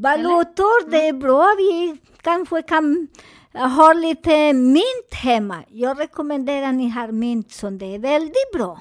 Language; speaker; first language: Swedish; non-native, fluent; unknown